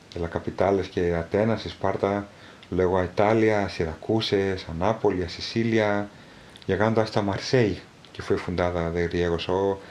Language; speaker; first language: Spanish; non-native, fluent; Greek